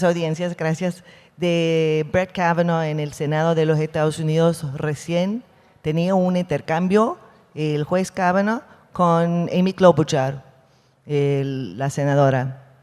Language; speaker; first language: Spanish; non-native, fluent; English